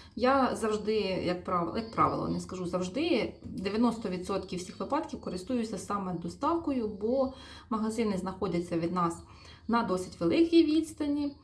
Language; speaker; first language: Ukrainian; non-native, local second language; Russian